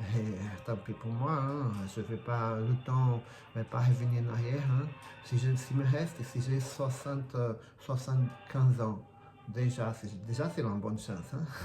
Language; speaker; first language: French; non-native, fluent; Portuguese